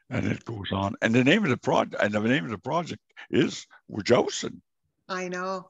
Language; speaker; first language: English; non-native, fluent; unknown